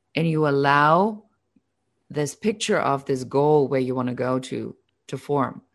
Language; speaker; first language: English; non-native, fluent; German